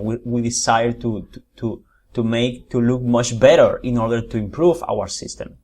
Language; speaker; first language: English; non-native, fluent; Spanish